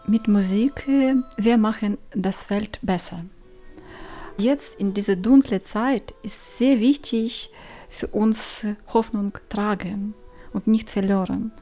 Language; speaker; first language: German; non-native, learner; Ukrainian